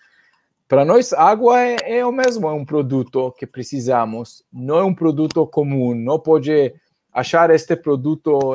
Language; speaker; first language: Portuguese; non-native, fluent; Hebrew